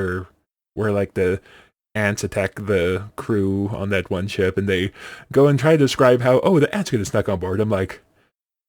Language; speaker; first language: English; native; English